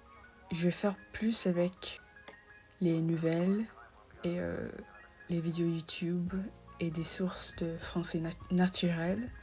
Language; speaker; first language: French; non-native, fluent; English